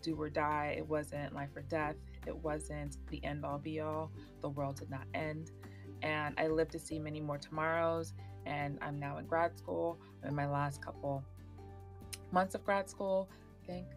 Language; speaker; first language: English; native; English